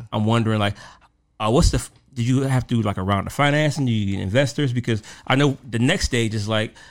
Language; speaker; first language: English; native; English